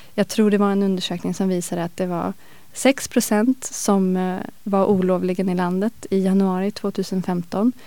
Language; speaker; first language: Swedish; native; Swedish